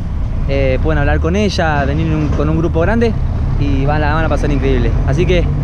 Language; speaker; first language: Spanish; native; Spanish